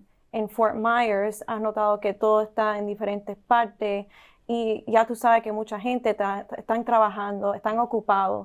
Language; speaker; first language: Spanish; early bilingual, heritage; Spanish